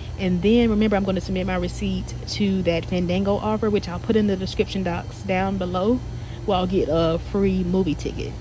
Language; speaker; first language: English; native; English